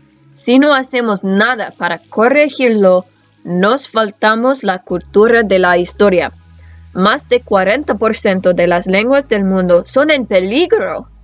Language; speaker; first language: Spanish; non-native, learner; English